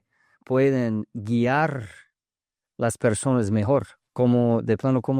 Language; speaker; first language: Spanish; early bilingual, heritage; English